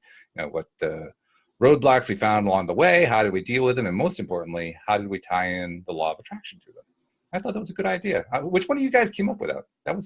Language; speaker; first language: English; native; English